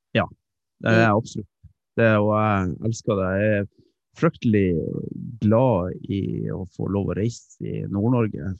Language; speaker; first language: Norwegian; early bilingual, other home language; Dutch